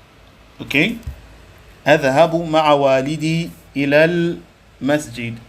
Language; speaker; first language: Arabic; non-native, fluent; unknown